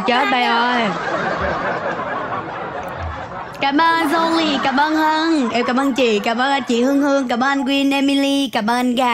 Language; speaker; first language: Vietnamese; native; Vietnamese